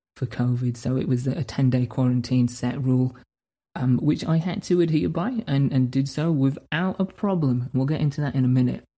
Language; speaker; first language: English; native; English